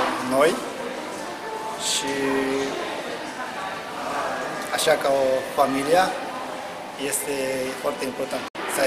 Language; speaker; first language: Romanian; non-native, learner; Japanese